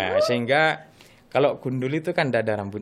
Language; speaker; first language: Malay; non-native, local second language; Madurese